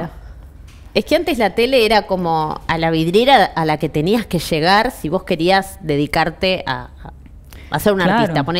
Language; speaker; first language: Spanish; native; Spanish